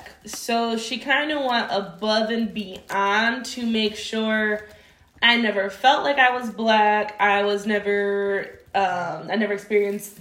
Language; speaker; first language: English; native; English